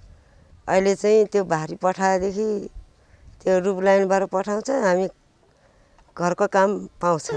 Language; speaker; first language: Nepali; non-native, local second language; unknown